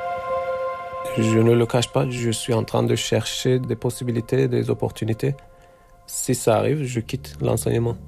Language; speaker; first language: French; non-native, fluent; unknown